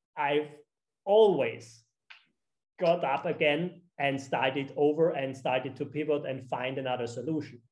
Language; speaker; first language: English; non-native, fluent; German